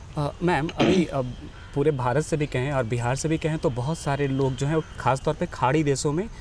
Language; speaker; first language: Hindi; native; Hindi